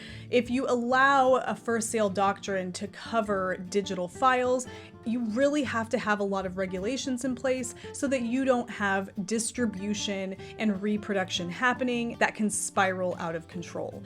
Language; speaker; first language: English; native; English